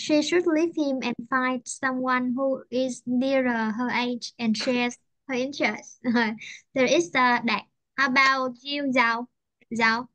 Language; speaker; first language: English; non-native, fluent; Vietnamese